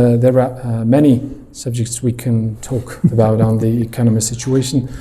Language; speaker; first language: English; non-native, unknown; Mongolian